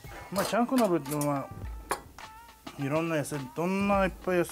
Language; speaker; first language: Japanese; non-native, fluent; Mongolian